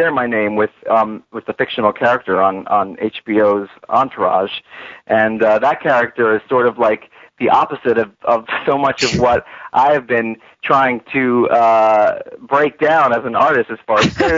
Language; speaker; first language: English; native; English